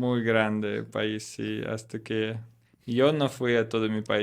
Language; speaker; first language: Spanish; non-native, learner; Russian